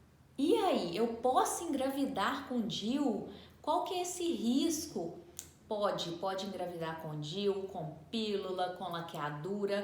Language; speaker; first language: Portuguese; native; Portuguese